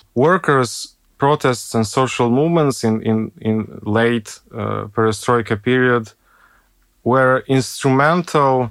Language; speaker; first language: English; non-native, fluent; Ukrainian